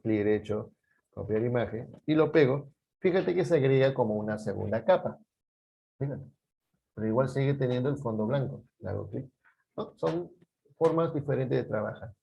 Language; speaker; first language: Spanish; native; Spanish